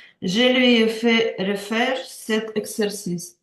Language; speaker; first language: French; non-native, learner; Ukrainian